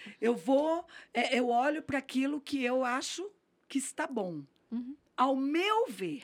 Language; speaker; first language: Portuguese; native; Portuguese